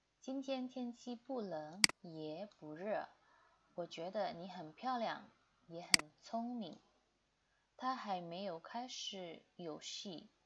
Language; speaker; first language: Chinese; non-native, fluent; Indonesian